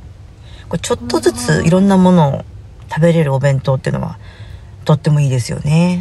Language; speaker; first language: Japanese; native; Japanese